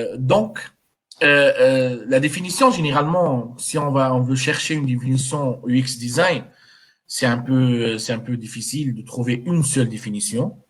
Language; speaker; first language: French; non-native, local second language; Arabic